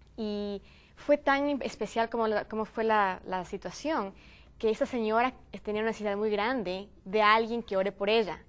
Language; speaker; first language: Spanish; native; Spanish